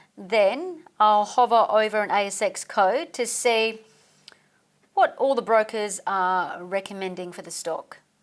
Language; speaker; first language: English; native; English